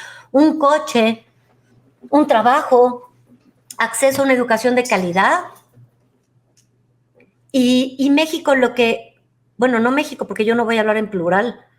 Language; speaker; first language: Spanish; native; Spanish